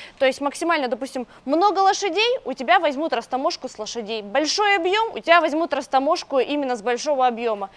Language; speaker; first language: Russian; native; Russian